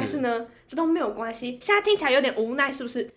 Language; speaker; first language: Chinese; native; Chinese